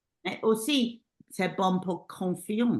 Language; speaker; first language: French; non-native, learner; English